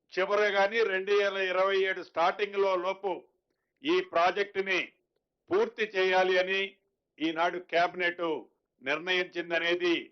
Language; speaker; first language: Telugu; native; Telugu